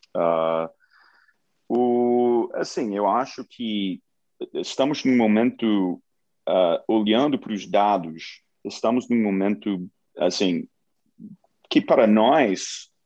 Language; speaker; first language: Portuguese; non-native, fluent; English